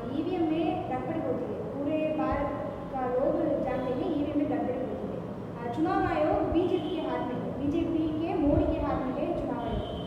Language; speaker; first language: Hindi; non-native, local second language; Tamil